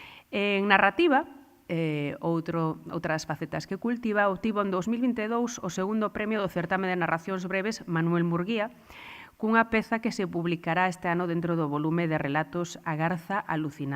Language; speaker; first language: Galician; native; Galician